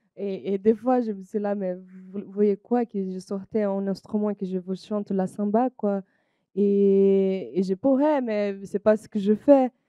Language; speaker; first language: French; non-native, fluent; Portuguese